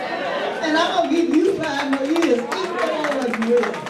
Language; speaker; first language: English; native; English